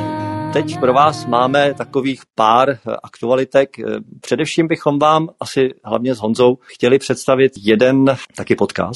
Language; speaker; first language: Czech; native; Czech